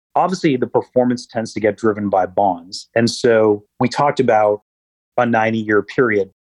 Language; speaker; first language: English; native; English